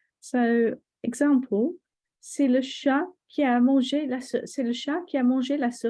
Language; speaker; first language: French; non-native, fluent; English